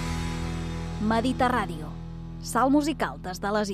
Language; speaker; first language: Catalan; native; Catalan